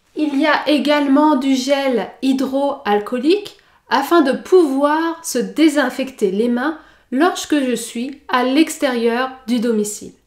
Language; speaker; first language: French; native; French